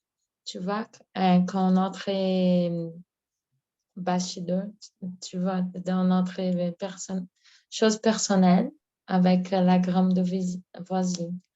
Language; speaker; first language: French; non-native, learner; Portuguese